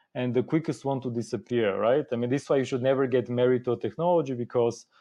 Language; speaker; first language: English; non-native, fluent; Bulgarian